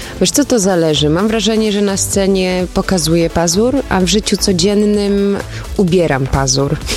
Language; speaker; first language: Polish; early bilingual, other home language; German